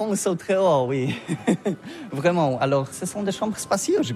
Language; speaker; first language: French; non-native, learner; Polish